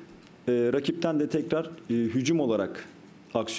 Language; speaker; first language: Turkish; native; Turkish